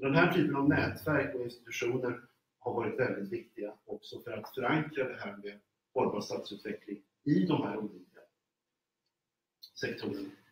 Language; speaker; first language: Swedish; native; Swedish